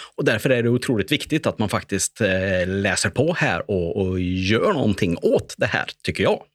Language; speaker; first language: Swedish; native; Swedish